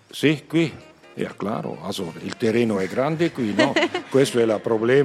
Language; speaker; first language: Italian; non-native, learner; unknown